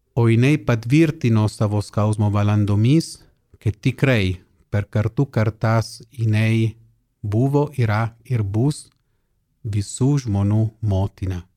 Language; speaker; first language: Lithuanian; non-native, fluent; Italian